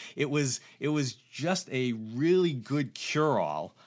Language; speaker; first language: English; native; English